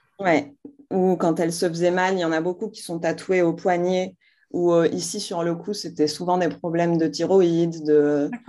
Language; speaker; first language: French; non-native, local second language; Arabic